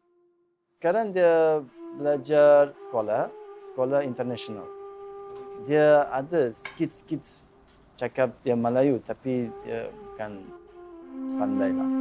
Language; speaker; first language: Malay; non-native, learner; Uzbek